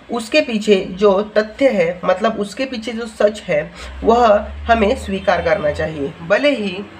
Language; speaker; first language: Hindi; non-native, local second language; Marathi